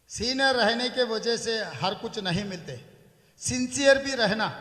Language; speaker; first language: Hindi; non-native, local second language; Telugu